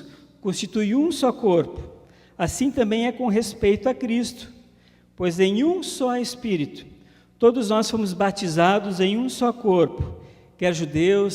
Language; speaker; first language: Portuguese; native; Portuguese